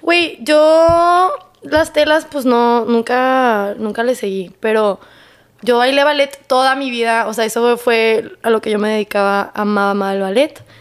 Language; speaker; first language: Spanish; native; Spanish